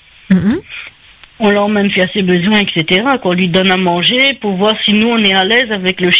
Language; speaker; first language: French; native; French